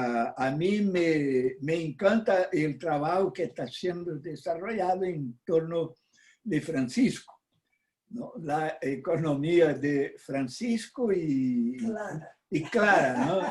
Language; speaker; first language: Spanish; non-native, fluent; Portuguese